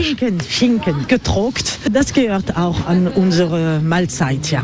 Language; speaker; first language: German; non-native, learner; French